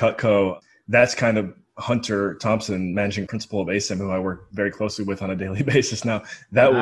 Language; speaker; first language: English; native; English